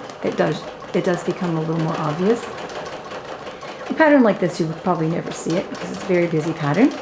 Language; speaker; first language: English; native; English